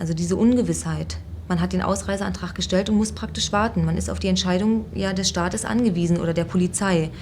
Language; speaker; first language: German; native; German